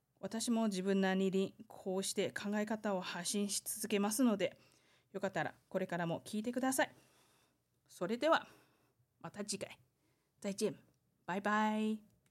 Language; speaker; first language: Japanese; non-native, fluent; Chinese